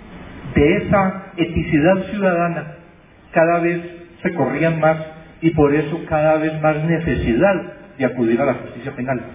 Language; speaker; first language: Spanish; native; Spanish